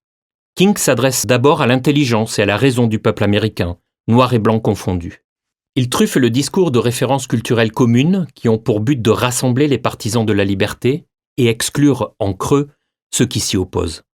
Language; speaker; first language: French; native; French